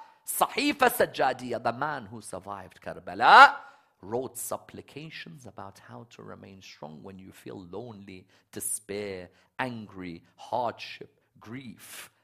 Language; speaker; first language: English; native; English